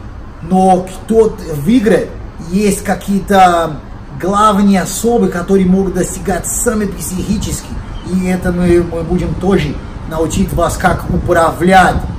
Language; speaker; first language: Russian; non-native, learner; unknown